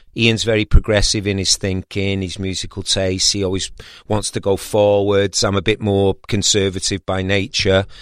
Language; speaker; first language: English; native; English